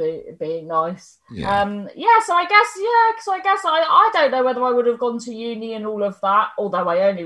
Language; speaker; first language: English; native; English